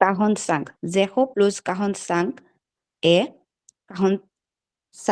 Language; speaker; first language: French; non-native, learner; Bangla